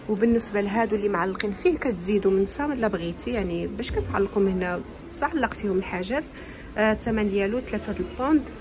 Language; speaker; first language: Arabic; native; Arabic